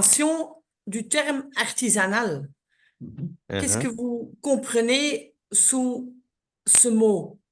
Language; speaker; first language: French; non-native, local second language; Dutch